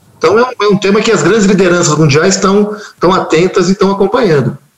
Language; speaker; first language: Portuguese; native; Portuguese